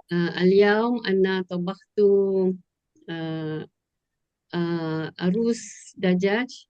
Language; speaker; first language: Arabic; non-native, learner; Malay